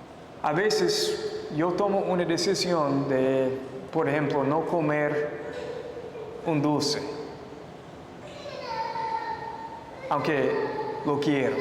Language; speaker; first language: Spanish; non-native, fluent; English